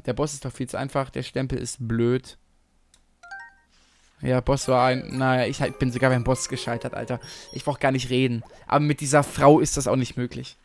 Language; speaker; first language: German; native; German